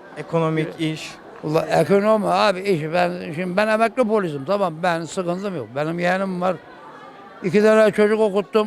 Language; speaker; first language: Turkish; native; Turkish